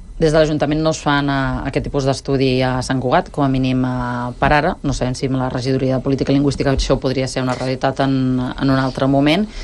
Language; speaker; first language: Catalan; native; Catalan